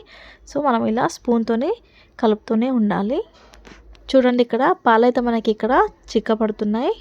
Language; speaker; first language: Telugu; native; Telugu